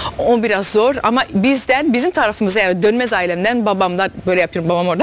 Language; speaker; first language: Turkish; early bilingual, heritage; Turkish